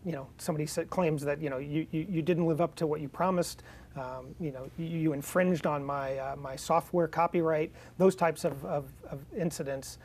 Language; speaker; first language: English; native; English